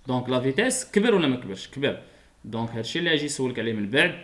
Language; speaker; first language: French; non-native, local second language; Arabic